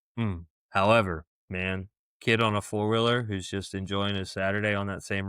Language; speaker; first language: English; native; English